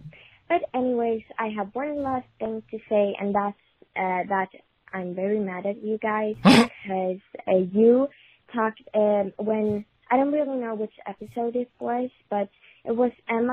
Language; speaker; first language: English; non-native, fluent; Swedish